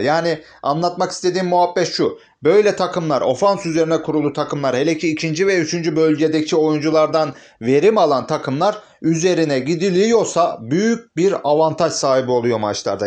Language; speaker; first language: Turkish; native; Turkish